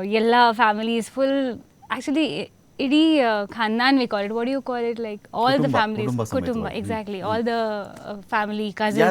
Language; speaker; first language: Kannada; non-native, fluent; Hindi